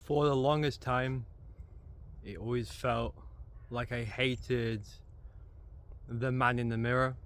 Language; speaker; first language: English; native; English